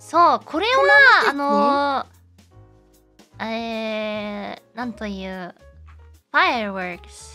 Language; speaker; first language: Japanese; non-native, learner; English